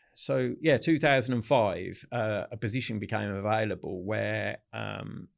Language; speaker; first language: English; native; English